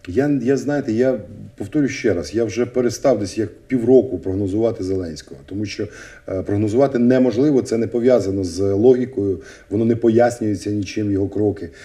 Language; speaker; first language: Ukrainian; native; Ukrainian